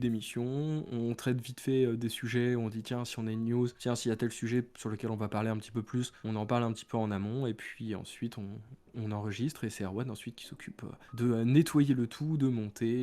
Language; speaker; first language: French; native; French